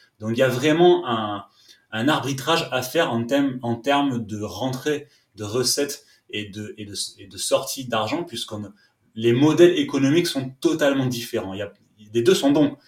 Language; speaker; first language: French; native; French